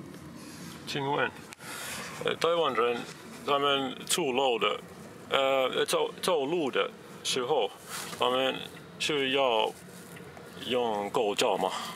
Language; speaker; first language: Chinese; non-native, learner; Finnish